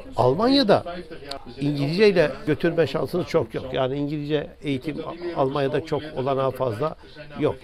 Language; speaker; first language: Turkish; native; Turkish